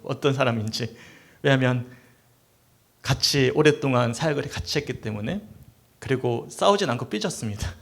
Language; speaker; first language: Korean; native; Korean